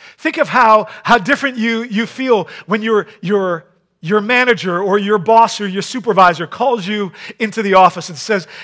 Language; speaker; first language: English; non-native, fluent; Dutch